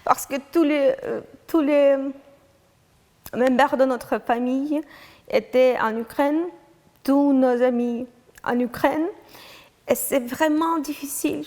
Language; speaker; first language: French; non-native, learner; Ukrainian